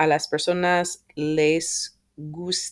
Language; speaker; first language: Spanish; non-native, fluent; English